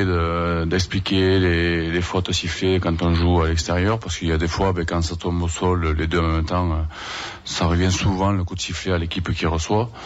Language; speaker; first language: French; native; French